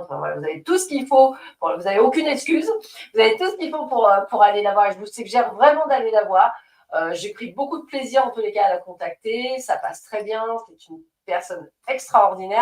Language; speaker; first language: French; native; French